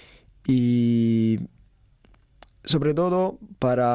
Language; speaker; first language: Spanish; non-native, learner; Italian